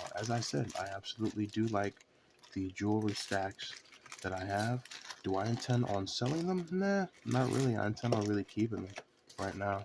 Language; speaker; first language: English; native; English